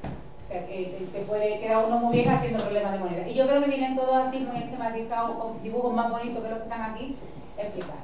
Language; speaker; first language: Spanish; native; Spanish